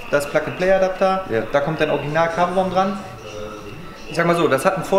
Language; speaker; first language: German; native; German